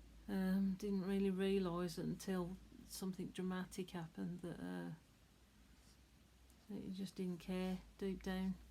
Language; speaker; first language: English; native; English